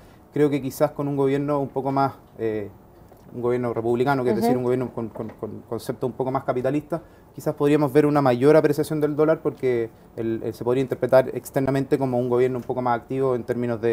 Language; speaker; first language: Spanish; native; Spanish